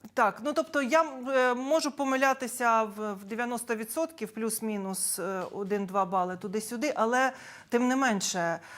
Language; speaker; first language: Ukrainian; native; Ukrainian